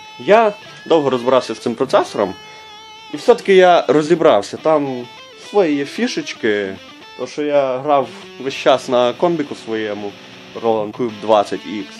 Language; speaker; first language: Ukrainian; non-native, local second language; Russian